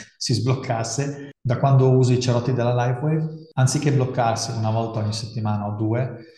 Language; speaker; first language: Italian; early bilingual, other home language; Dutch